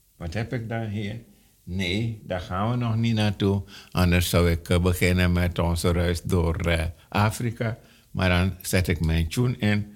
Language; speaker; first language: Dutch; native; Dutch